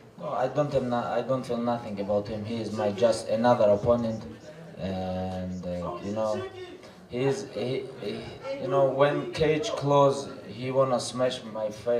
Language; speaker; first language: English; non-native, learner; Russian